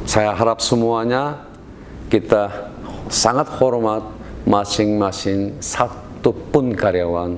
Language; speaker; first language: Indonesian; non-native, learner; Korean